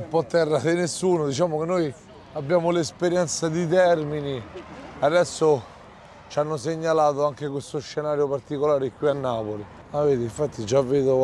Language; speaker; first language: Italian; native; Italian